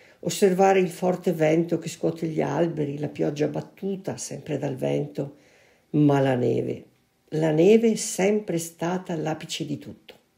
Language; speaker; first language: Italian; native; Italian